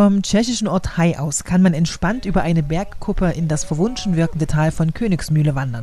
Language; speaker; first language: German; native; German